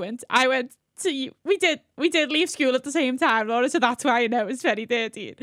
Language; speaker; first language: English; native; English